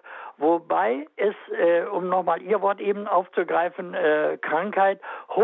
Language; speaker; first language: German; native; German